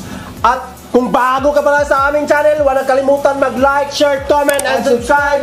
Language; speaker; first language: Filipino; non-native, local second language; Cebuano